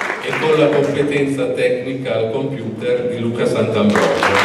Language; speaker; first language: Italian; native; Italian